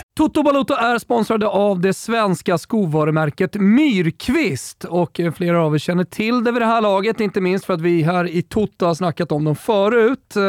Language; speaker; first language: Swedish; native; Swedish